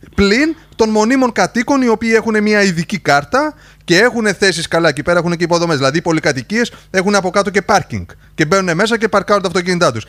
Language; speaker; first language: Greek; native; Greek